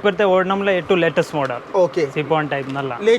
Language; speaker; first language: Malayalam; non-native, local second language; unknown